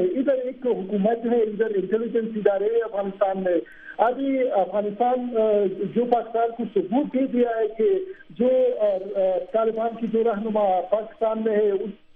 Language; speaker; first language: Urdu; non-native, fluent; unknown